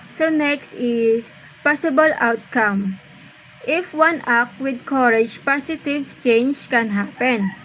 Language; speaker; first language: English; non-native, local second language; Filipino